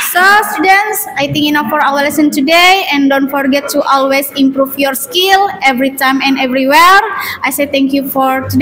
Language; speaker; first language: English; non-native, learner; Indonesian